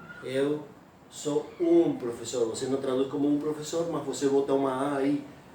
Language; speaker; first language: Portuguese; non-native, fluent; Spanish